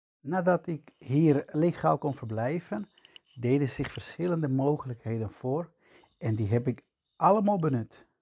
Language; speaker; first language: Dutch; non-native, fluent; Spanish